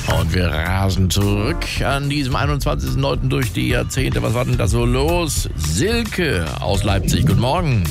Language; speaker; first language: German; native; German